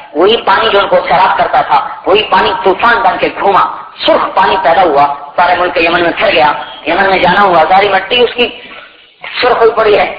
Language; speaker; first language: Urdu; non-native, local second language; Punjabi